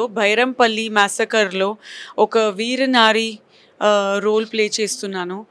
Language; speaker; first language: Telugu; non-native, fluent; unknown